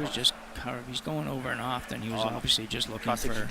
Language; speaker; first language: English; native; English